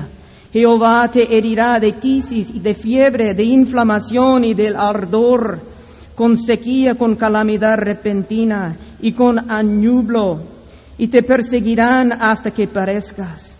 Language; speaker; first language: Spanish; non-native, fluent; English